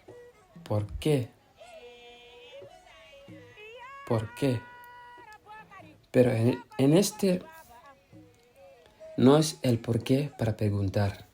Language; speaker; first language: Spanish; non-native, fluent; Fula